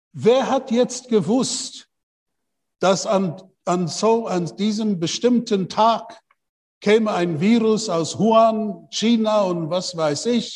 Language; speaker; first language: German; non-native, fluent; English